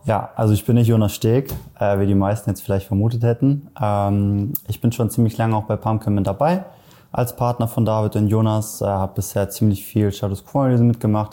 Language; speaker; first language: German; native; German